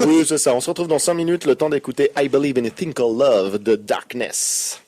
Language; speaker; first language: French; native; French